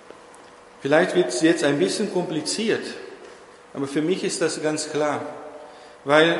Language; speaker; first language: German; non-native, fluent; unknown